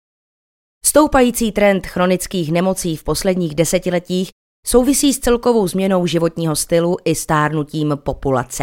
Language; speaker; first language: Czech; native; Czech